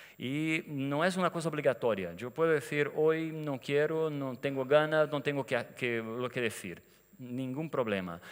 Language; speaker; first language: Spanish; non-native, fluent; Portuguese